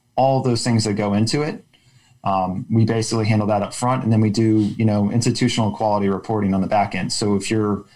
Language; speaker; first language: English; native; English